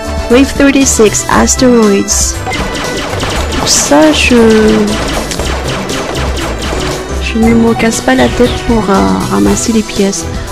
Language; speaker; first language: French; native; French